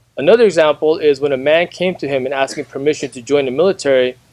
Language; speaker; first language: English; native; English